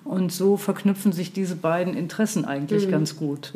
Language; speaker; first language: German; native; German